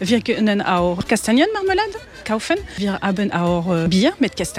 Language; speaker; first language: German; non-native, learner; French